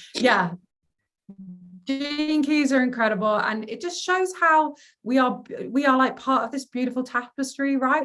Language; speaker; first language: English; native; English